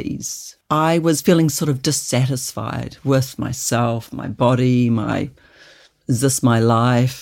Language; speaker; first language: English; native; English